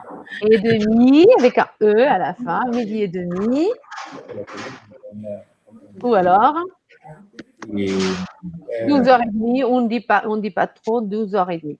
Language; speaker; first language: French; non-native, fluent; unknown